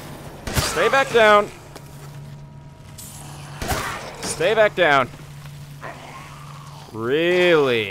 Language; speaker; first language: English; native; English